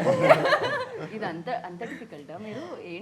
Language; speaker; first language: Telugu; native; Telugu